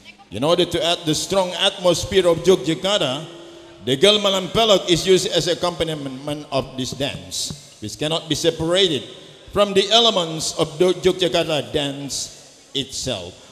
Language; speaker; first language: English; non-native, fluent; Indonesian